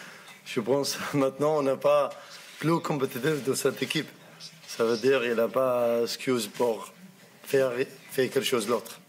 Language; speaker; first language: French; non-native, learner; Arabic